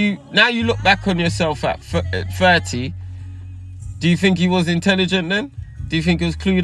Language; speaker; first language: English; native; English